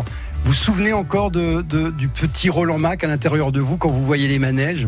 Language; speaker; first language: French; native; French